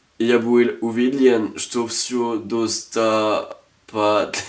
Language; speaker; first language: Russian; non-native, learner; French